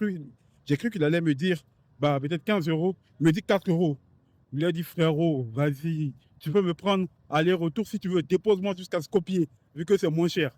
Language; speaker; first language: French; native; French